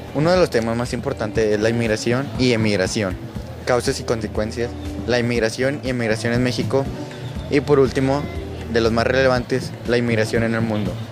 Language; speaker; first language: Spanish; native; Spanish